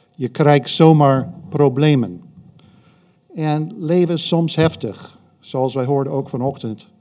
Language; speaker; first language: Dutch; non-native, fluent; English